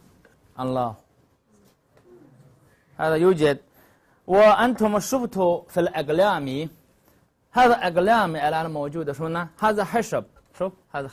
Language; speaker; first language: Arabic; non-native, learner; Chinese